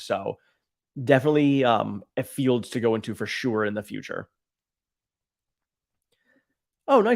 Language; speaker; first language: English; native; English